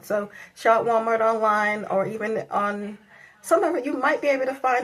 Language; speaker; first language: English; native; English